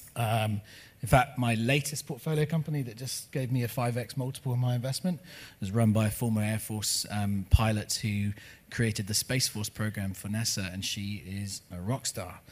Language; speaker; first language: English; native; English